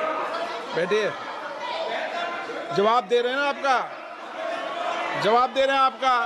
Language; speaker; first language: Hindi; native; Hindi